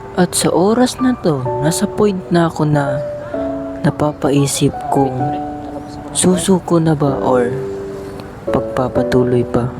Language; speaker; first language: Filipino; non-native, local second language; Chavacano